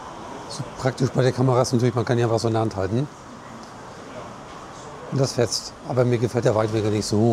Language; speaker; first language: German; native; German